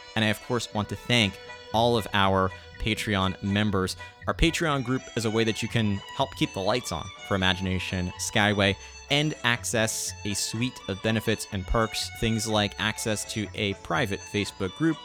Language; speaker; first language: English; native; English